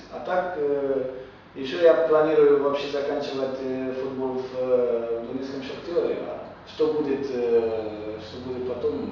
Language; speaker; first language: Russian; non-native, fluent; Romanian